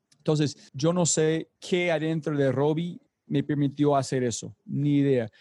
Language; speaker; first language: Spanish; non-native, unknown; English